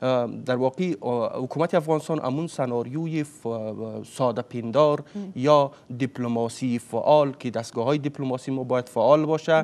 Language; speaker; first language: Persian; native; Persian